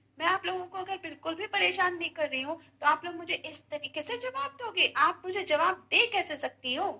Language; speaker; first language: Hindi; native; Hindi